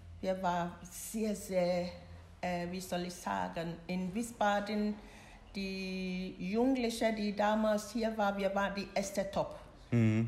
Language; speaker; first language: German; non-native, learner; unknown